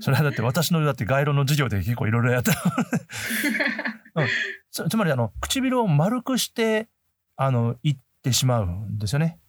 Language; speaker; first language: Japanese; native; Japanese